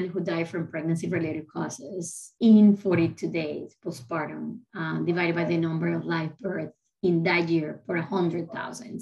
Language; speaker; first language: English; non-native, fluent; Spanish